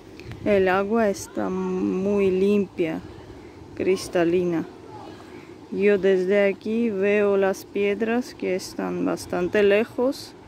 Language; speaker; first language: Spanish; non-native, fluent; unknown